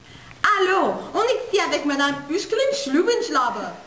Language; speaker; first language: French; non-native, local second language; English